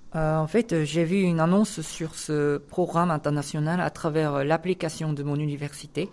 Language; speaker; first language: French; non-native, fluent; Korean